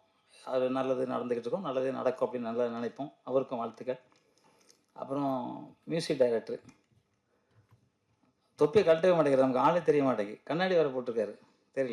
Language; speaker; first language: Tamil; native; Tamil